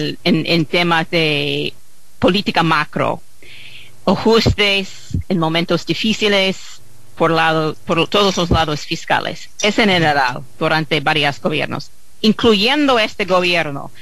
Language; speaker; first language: Spanish; non-native, fluent; English